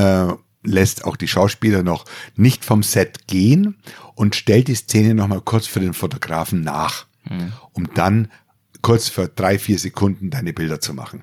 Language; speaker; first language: German; native; German